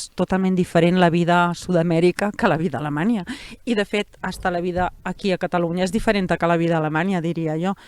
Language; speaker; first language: Catalan; early bilingual, heritage; Catalan